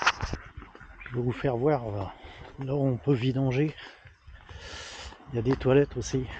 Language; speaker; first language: French; native; French